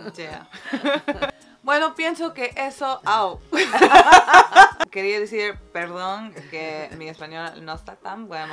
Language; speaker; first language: Spanish; early bilingual, heritage; Spanish